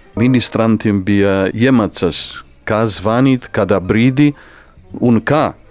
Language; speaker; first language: Latvian; non-native, fluent; Polish